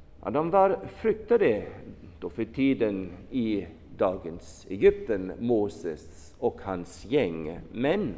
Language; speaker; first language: Swedish; non-native, fluent; German